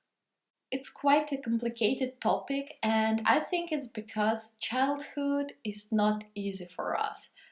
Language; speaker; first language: English; non-native, fluent; Russian